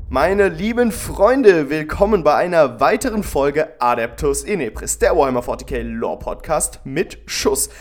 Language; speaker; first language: German; native; German